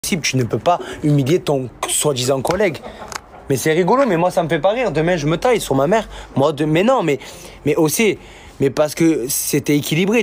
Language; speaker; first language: French; native; French